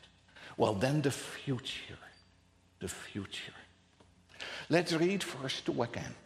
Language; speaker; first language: English; non-native, fluent; Dutch